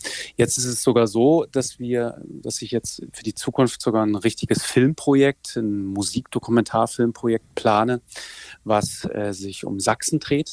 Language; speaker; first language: German; native; German